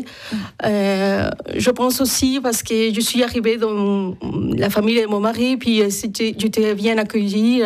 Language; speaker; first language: French; non-native, fluent; Spanish